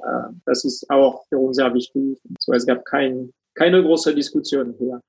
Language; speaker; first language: German; non-native, fluent; French